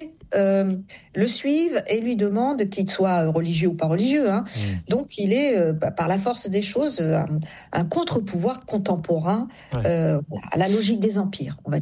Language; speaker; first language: French; native; French